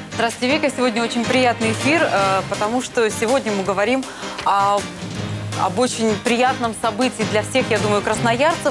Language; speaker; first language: Russian; native; Russian